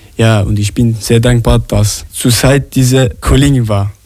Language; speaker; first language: German; non-native, learner; Arabic